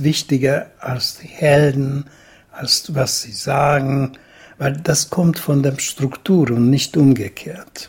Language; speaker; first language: German; non-native, fluent; Hungarian